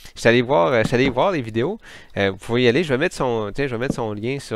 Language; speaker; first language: French; native; French